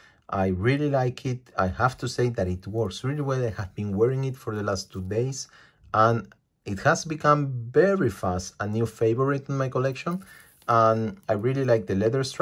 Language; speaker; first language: English; non-native, fluent; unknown